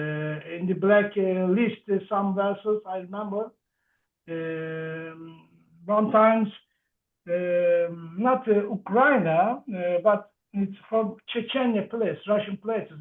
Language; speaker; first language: English; non-native, learner; Turkish